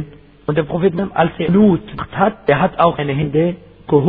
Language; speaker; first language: German; non-native, fluent; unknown